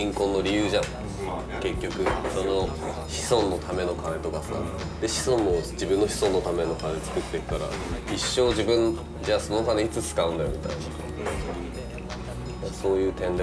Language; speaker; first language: Japanese; native; Japanese